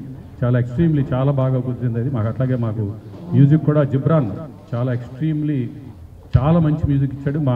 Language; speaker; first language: Telugu; native; Telugu